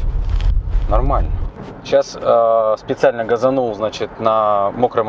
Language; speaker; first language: Russian; native; Russian